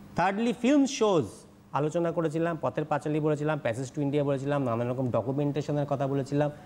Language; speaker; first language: Bangla; native; Bangla